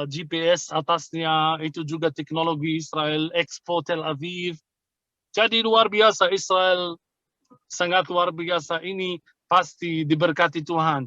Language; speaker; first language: Indonesian; non-native, fluent; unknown